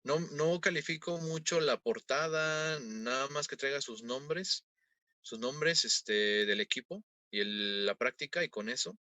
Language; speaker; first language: Spanish; native; Spanish